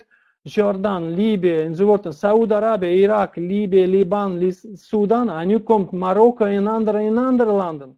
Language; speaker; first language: Dutch; non-native, learner; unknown